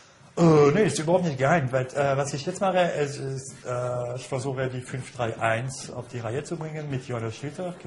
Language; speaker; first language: German; non-native, fluent; French